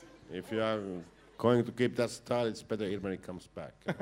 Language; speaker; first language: English; non-native, fluent; Finnish